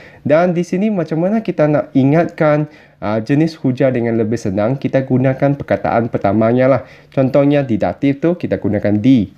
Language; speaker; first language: Malay; non-native, local second language; Chinese